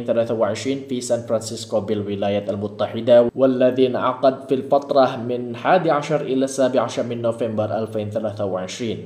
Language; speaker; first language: Arabic; non-native, fluent; Indonesian